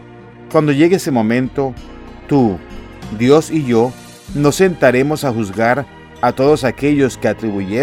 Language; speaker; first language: Spanish; native; Spanish